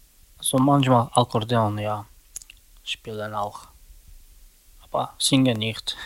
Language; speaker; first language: German; non-native, learner; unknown